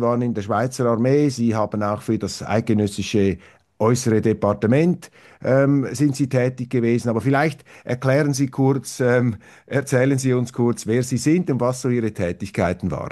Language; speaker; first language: German; native; German